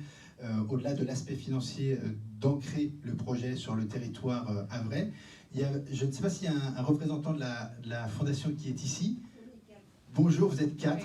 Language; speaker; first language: French; native; French